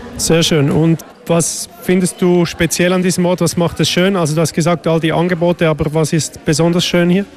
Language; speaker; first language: German; native; German